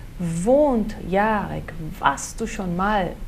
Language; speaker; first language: German; non-native, fluent; Portuguese